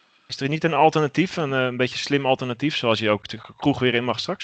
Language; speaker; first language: Dutch; native; Dutch